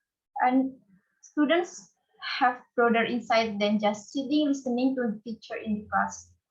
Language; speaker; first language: English; non-native, fluent; Indonesian